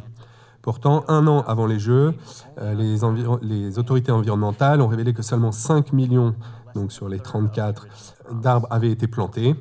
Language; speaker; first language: French; native; French